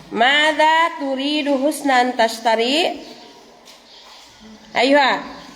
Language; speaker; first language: Arabic; non-native, fluent; Indonesian